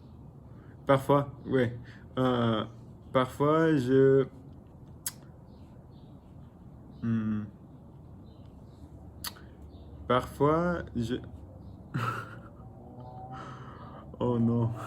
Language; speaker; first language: French; non-native, learner; Spanish